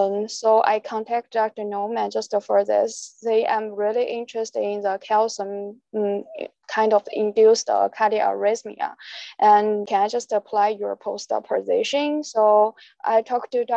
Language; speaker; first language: English; non-native, learner; Chinese